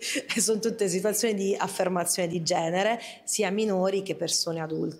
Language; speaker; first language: Italian; native; Italian